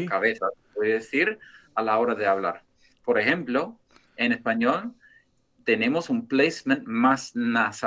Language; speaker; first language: Spanish; non-native, fluent; English